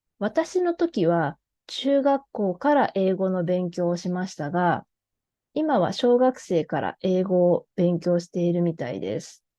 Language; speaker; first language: Japanese; native; Japanese